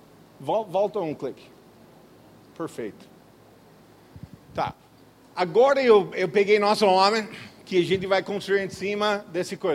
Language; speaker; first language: Portuguese; non-native, fluent; English